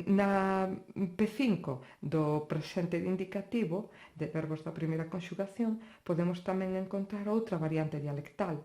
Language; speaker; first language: Galician; non-native, local second language; Spanish